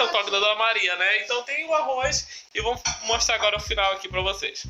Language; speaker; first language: Portuguese; native; Portuguese